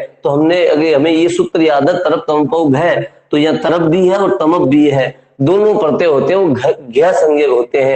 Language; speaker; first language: Hindi; native; Hindi